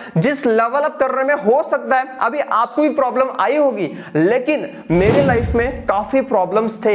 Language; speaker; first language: Hindi; non-native, local second language; Telugu